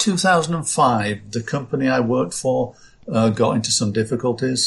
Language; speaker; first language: English; native; English